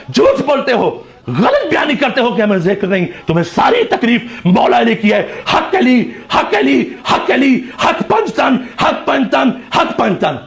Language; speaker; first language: Urdu; non-native, local second language; Saraiki